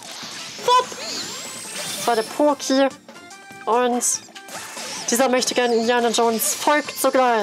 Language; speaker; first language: German; native; German